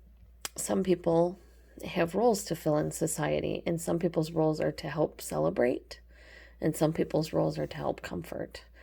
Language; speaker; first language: English; native; English